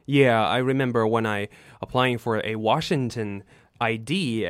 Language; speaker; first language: English; non-native, fluent; Chinese